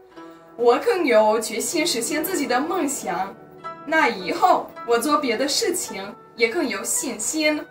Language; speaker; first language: Chinese; non-native, fluent; Romanian